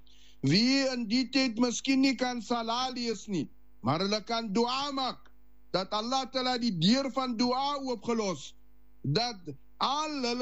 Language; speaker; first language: Dutch; non-native, learner; Afrikaans